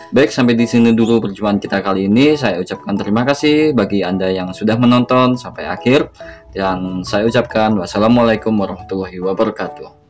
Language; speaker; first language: Indonesian; native; Indonesian